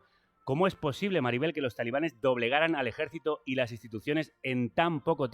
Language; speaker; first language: Spanish; native; Spanish